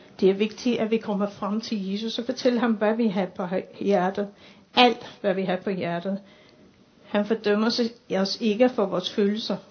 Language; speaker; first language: Danish; non-native, fluent; English